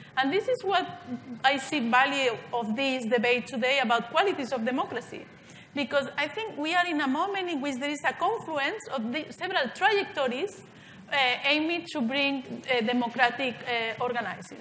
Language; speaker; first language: English; non-native, fluent; Spanish